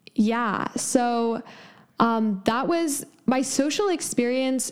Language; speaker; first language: English; native; English